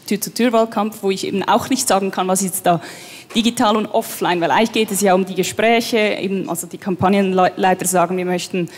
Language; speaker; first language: German; native; German